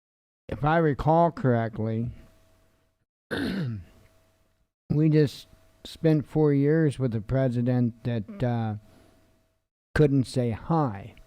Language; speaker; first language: English; native; English